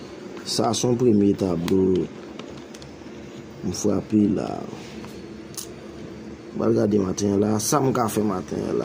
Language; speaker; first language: French; non-native, local second language; Haitian Creole